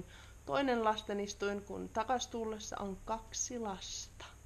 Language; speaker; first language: Finnish; native; Finnish